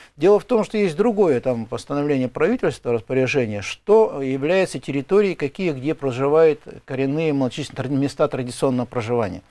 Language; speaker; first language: Russian; native; Russian